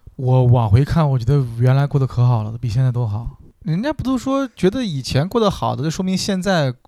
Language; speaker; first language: Chinese; native; Chinese